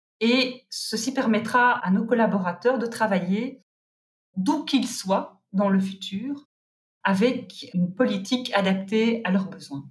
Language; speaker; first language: French; native; French